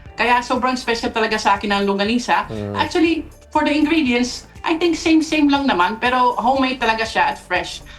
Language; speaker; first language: Filipino; non-native, fluent; Dutch